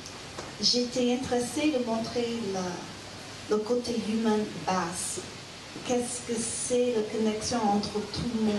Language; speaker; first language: French; non-native, learner; English